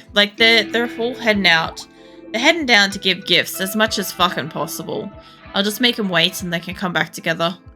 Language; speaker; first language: English; native; English